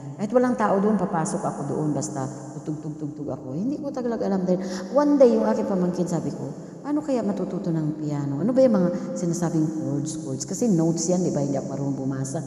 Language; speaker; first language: Filipino; non-native, local second language; Cebuano